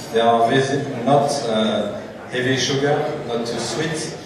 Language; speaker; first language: English; non-native, fluent; French